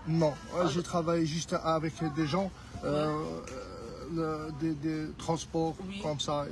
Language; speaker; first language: French; non-native, learner; Arabic